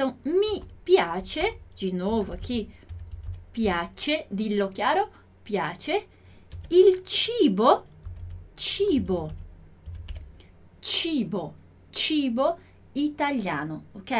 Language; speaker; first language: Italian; non-native, fluent; Portuguese